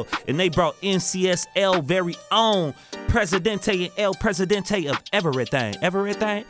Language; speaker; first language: English; native; English